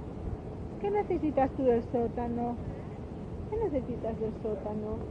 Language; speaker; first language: Spanish; native; Spanish